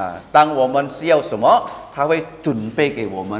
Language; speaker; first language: Chinese; early bilingual, heritage; Chinese